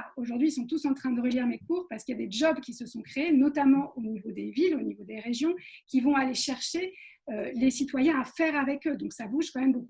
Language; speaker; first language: French; native; French